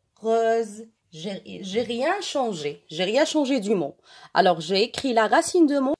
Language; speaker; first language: French; non-native, local second language; Arabic